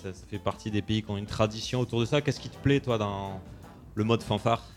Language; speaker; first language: French; native; French